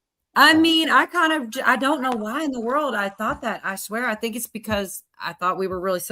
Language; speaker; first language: English; native; English